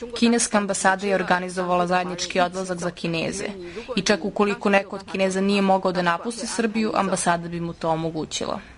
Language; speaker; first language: Serbian; non-native, fluent; Chinese